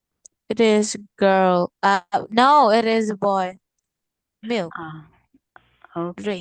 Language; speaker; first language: English; non-native, learner; Vietnamese